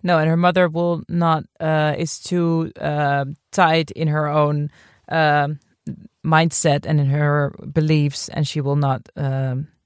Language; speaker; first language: English; non-native, fluent; Dutch